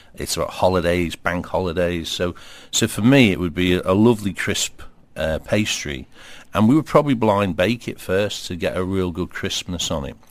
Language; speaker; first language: English; native; English